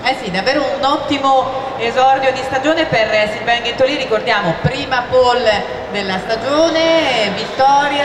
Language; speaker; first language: Italian; native; Italian